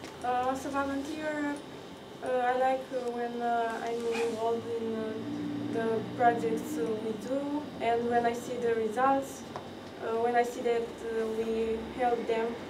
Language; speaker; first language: English; non-native, fluent; Romanian